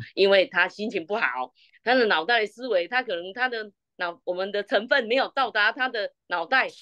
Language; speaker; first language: Chinese; native; Chinese